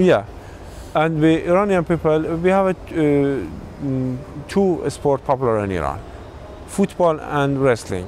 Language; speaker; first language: English; non-native, learner; Persian